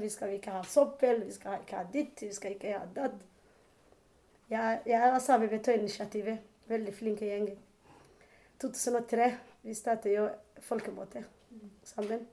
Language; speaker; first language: Norwegian; non-native, learner; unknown